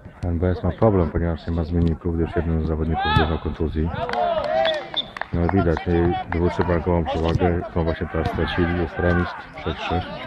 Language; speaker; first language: Polish; native; Polish